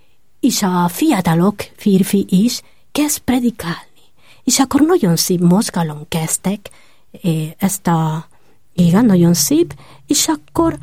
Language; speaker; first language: Hungarian; non-native, learner; Spanish